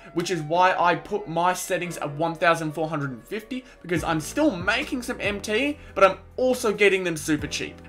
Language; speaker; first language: English; native; English